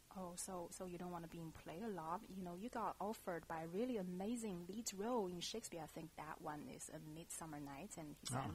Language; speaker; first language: English; non-native, fluent; Chinese